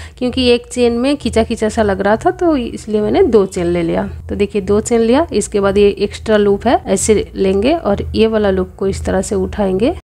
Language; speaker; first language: Hindi; non-native, local second language; Bangla